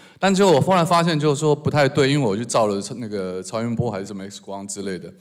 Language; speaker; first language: Chinese; native; Chinese